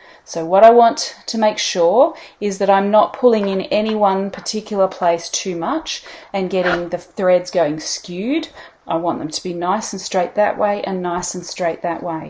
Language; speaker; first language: English; native; English